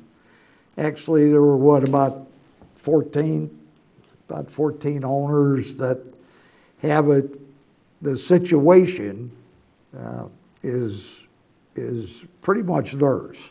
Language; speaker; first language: English; native; English